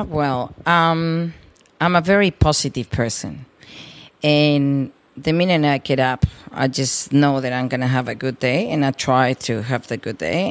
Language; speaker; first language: English; non-native, fluent; Spanish